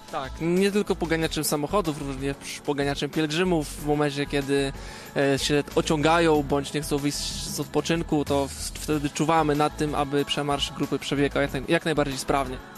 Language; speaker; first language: Polish; native; Polish